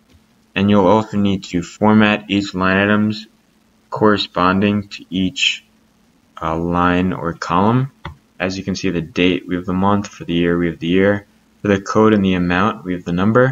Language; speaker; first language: English; native; English